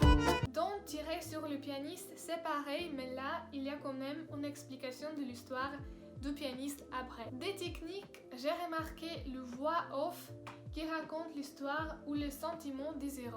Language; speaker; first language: French; non-native, learner; Russian